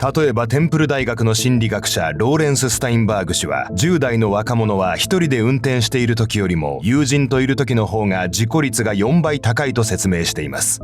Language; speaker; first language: Japanese; native; Japanese